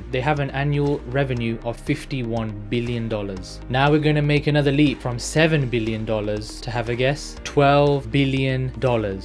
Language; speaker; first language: English; native; English